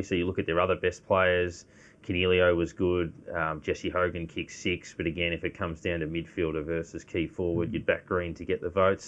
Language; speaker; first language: English; native; English